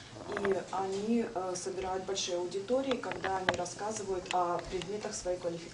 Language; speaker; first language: Russian; native; Russian